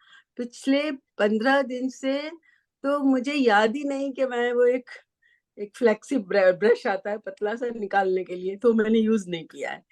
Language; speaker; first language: Hindi; native; Hindi